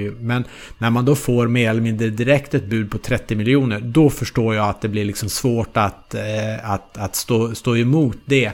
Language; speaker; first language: Swedish; native; Swedish